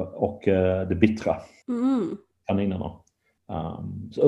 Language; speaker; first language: Swedish; non-native, fluent; English